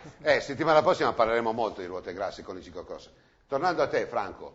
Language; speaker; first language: Italian; native; Italian